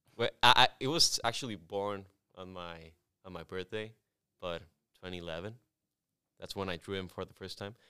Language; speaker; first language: English; non-native, fluent; Spanish